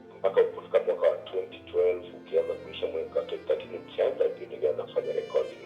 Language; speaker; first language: Swahili; non-native, local second language; Gusii